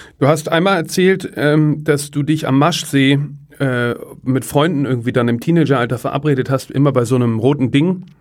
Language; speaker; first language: German; native; German